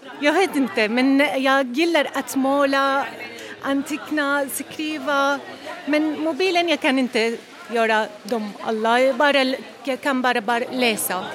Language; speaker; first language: Swedish; non-native, learner; Arabic